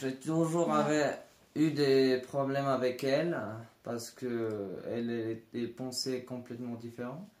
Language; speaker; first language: French; non-native, learner; Spanish